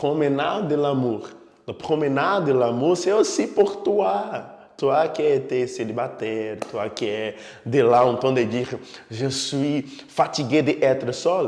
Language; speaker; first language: French; non-native, fluent; Portuguese